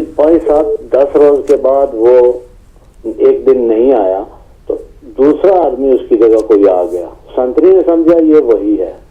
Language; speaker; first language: Urdu; native; Urdu